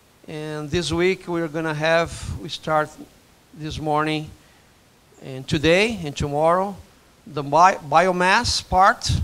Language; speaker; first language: English; non-native, fluent; Portuguese